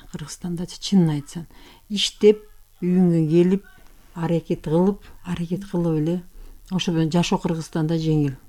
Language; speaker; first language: Kyrgyz; non-native, local second language; Turkish